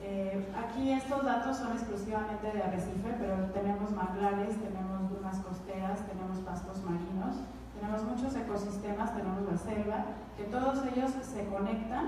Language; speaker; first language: Spanish; native; Spanish